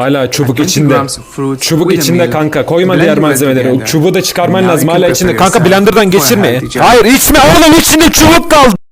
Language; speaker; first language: Turkish; native; Turkish